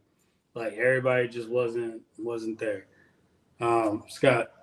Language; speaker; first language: English; native; English